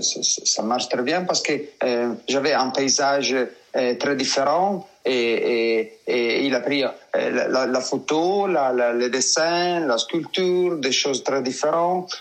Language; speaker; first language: French; non-native, learner; Italian